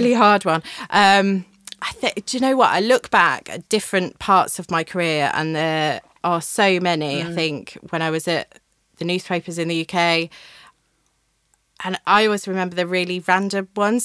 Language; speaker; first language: English; native; English